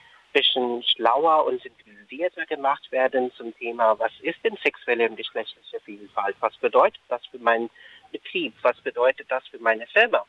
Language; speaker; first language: German; non-native, fluent; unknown